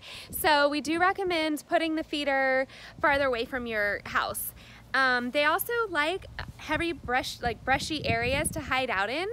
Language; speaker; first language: English; native; English